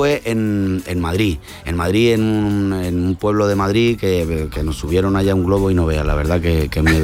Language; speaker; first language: Spanish; native; Spanish